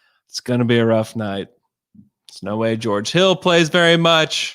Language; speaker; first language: English; native; English